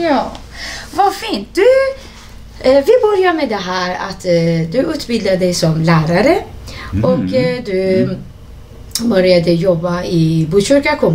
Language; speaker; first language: Swedish; non-native, fluent; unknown